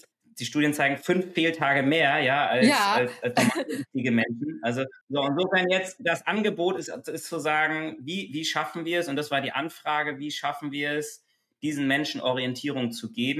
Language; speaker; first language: German; native; German